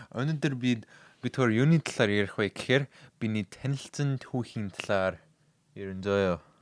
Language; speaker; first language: Mongolian; non-native, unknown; English